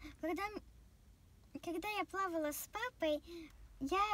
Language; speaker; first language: Russian; early bilingual, heritage; Russian